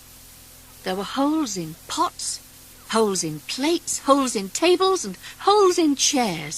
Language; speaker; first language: English; native; English